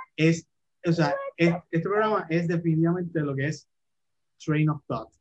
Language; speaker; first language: Spanish; native; Spanish